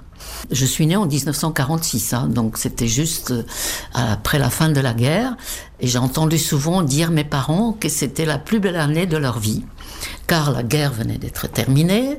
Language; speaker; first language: French; non-native, fluent; Czech